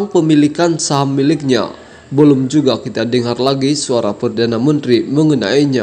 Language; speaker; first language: Malay; native; Malay